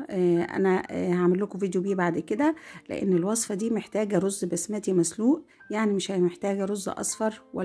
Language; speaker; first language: Arabic; native; Arabic